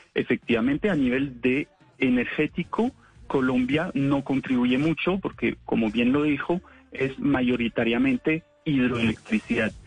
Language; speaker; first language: Spanish; non-native, fluent; French